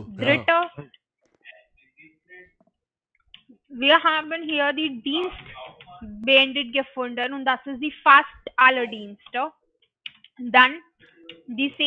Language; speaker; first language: German; non-native, learner; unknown